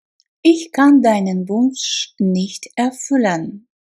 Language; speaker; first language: German; non-native, fluent; Russian